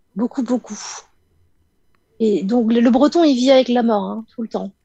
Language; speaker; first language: French; native; French